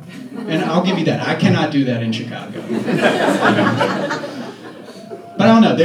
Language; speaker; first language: English; native; English